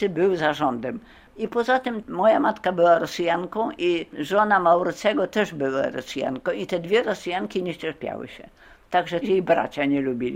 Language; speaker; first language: Polish; early bilingual, heritage; Polish